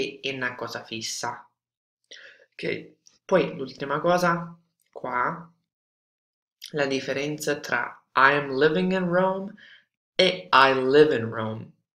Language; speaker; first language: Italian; non-native, fluent; English